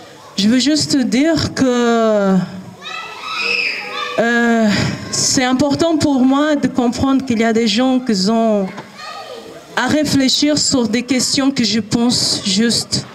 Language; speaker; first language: French; non-native, learner; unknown